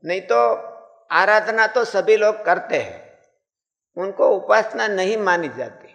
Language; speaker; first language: Hindi; non-native, local second language; Gujarati